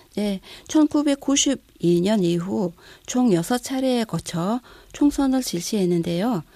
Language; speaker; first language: Korean; non-native, fluent; Mongolian